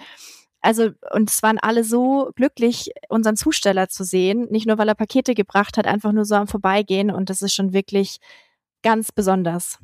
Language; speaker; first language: German; native; German